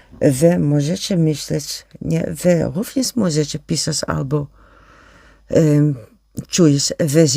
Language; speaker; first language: Polish; non-native, learner; Dutch